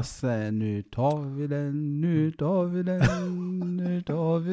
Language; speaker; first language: Swedish; non-native, fluent; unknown